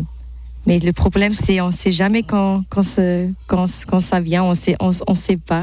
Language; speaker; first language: French; non-native, local second language; German